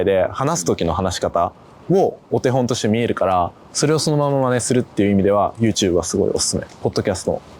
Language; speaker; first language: Japanese; native; Japanese